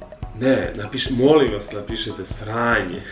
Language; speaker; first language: Bosnian; native; Bosnian